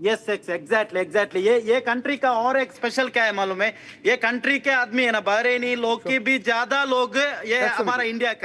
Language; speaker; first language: Hindi; non-native, local second language; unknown